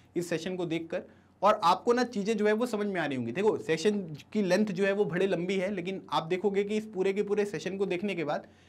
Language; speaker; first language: Hindi; native; Hindi